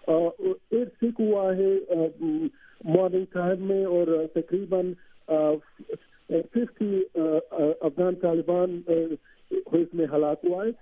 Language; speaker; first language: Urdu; non-native, learner; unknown